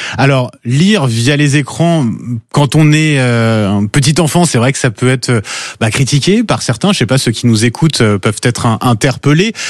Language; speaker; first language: French; native; French